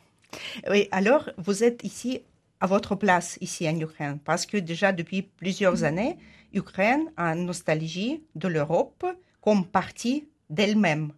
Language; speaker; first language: French; non-native, fluent; Ukrainian